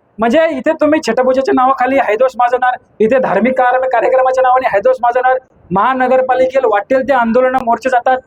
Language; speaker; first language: Marathi; native; Marathi